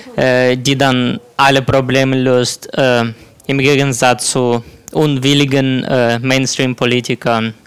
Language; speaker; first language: German; non-native, learner; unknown